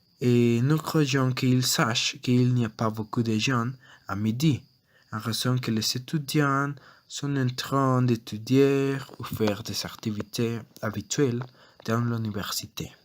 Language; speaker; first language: French; non-native, learner; Spanish